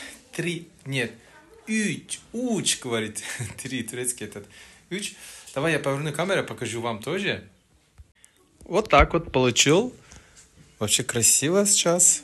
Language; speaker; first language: Russian; non-native, learner; Turkish